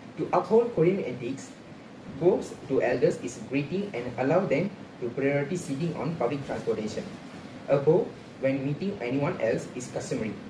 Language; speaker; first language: English; non-native, local second language; Tamil